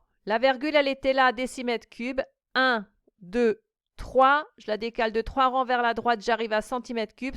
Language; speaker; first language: French; native; French